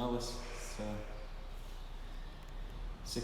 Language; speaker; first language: Russian; native; Russian